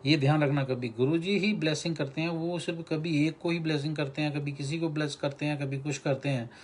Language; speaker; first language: Hindi; non-native, local second language; Punjabi